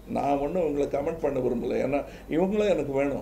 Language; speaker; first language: Tamil; native; Tamil